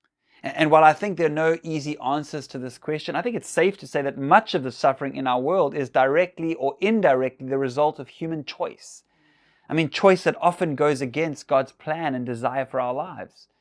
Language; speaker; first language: English; native; English